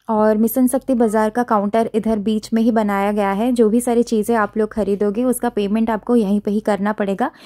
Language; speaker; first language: Hindi; non-native, local second language; Odia